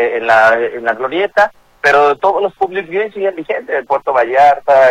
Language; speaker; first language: Spanish; native; Spanish